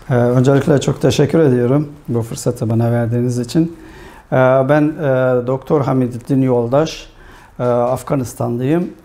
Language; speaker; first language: Turkish; non-native, fluent; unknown